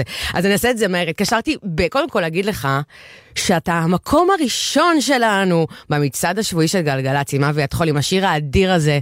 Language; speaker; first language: Hebrew; native; Hebrew